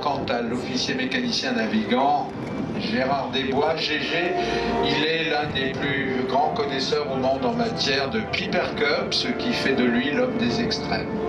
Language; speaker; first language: French; native; French